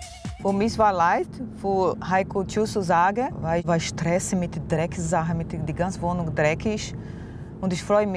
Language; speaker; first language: German; non-native, learner; Portuguese